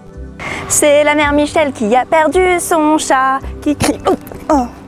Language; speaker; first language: French; native; French